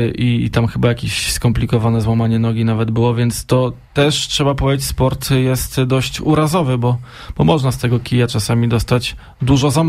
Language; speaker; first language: Polish; native; Polish